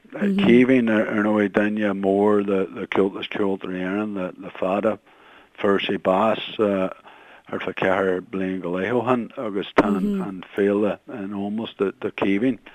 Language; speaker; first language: Irish; non-native, local second language; English